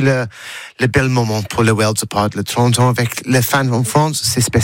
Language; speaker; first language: French; non-native, learner; English